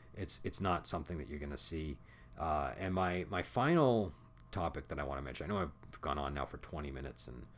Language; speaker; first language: English; native; English